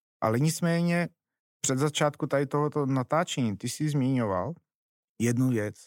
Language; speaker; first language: Czech; non-native, fluent; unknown